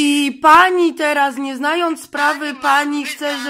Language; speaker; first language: Polish; native; Polish